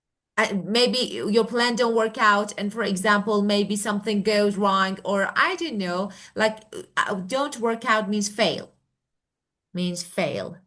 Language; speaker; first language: English; non-native, fluent; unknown